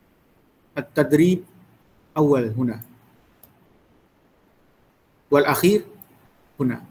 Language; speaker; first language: Arabic; non-native, fluent; Malay